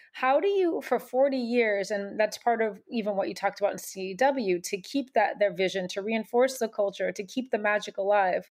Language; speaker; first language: English; native; English